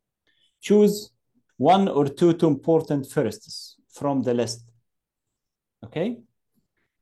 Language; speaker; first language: English; non-native, fluent; Arabic